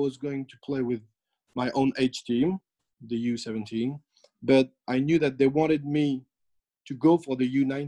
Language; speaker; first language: English; non-native, fluent; French